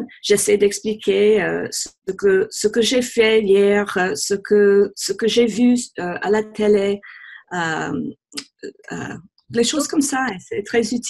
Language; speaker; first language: French; non-native, fluent; English